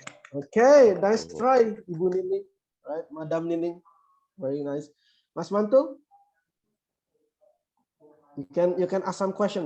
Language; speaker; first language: English; non-native, fluent; Indonesian